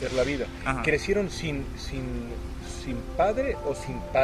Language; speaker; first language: Spanish; native; Spanish